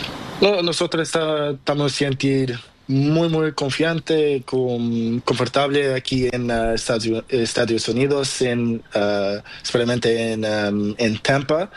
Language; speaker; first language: Spanish; non-native, learner; Portuguese